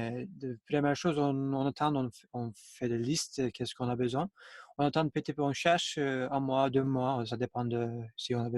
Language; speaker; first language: French; non-native, learner; Turkish